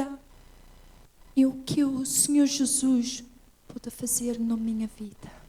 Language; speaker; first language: Portuguese; early bilingual, heritage; English